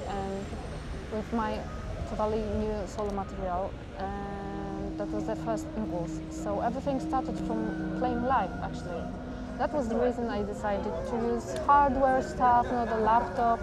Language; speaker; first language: English; non-native, fluent; Polish